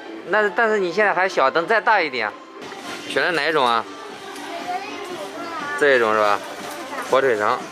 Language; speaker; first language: Chinese; native; Chinese